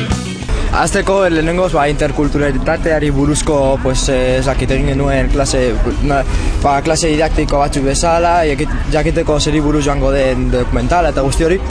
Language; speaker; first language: Basque; non-native, local second language; Spanish